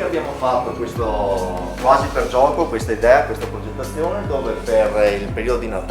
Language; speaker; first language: Italian; native; Italian